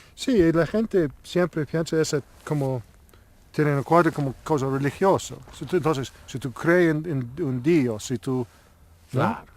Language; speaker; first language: Spanish; non-native, learner; English